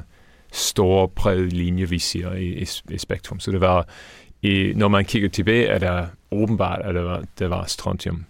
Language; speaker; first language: Danish; non-native, fluent; English